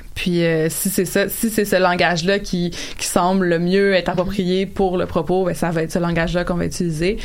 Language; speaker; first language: French; native; French